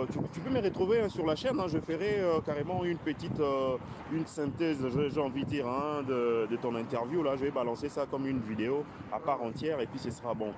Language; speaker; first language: French; non-native, local second language; Lingala